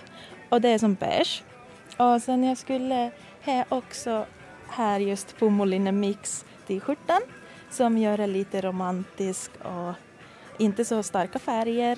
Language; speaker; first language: Swedish; non-native, fluent; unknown